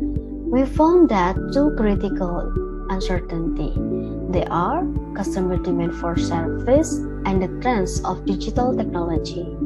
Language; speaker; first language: English; non-native, learner; Indonesian